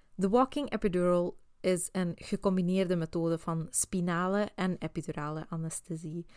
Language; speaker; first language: Dutch; non-native, fluent; Swedish